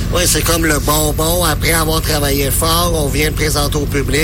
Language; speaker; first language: French; native; French